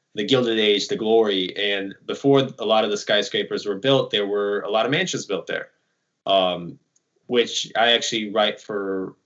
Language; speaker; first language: English; early bilingual, other home language; Ukrainian